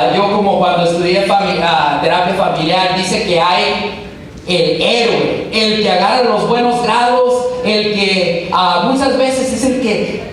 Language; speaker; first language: Spanish; early bilingual, heritage; Spanish